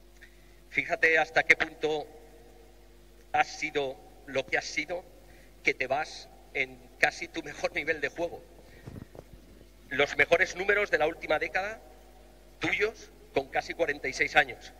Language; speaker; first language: Spanish; native; Spanish